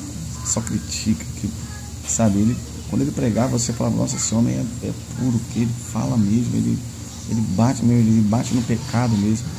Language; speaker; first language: Portuguese; native; Portuguese